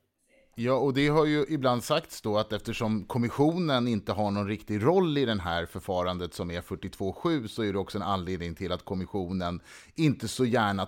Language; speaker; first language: Swedish; native; Swedish